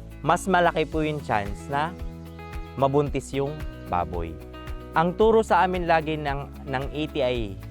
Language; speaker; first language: Filipino; non-native, local second language; Bikol